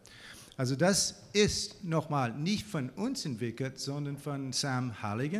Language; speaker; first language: German; non-native, fluent; English